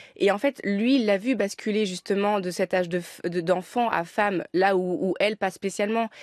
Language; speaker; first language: French; native; French